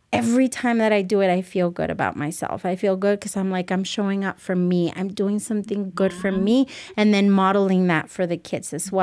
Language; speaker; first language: English; early bilingual, other home language; Spanish